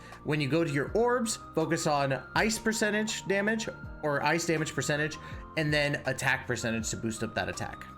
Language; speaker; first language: English; native; English